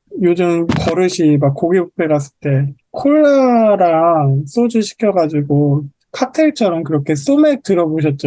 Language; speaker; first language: Korean; native; Korean